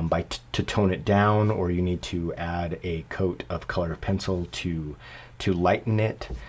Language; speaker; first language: English; native; English